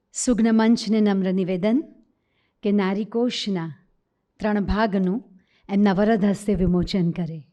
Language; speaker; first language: Gujarati; native; Gujarati